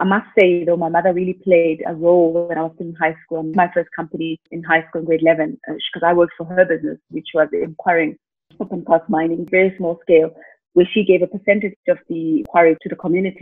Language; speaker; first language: English; non-native, local second language; Xhosa